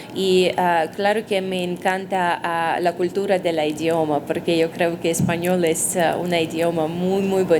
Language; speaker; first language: Spanish; non-native, fluent; Russian